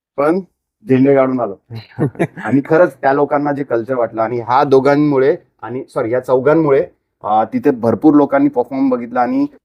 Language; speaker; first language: Marathi; native; Marathi